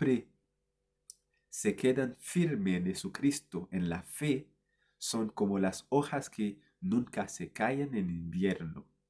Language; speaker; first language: Spanish; non-native, fluent; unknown